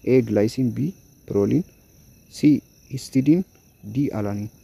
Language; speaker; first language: English; non-native, local second language; Amharic